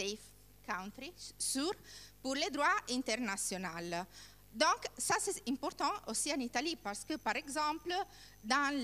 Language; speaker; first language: French; non-native, learner; Italian